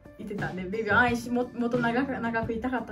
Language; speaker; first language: Japanese; non-native, learner; Portuguese